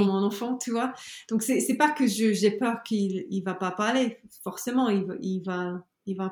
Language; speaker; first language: French; non-native, learner; English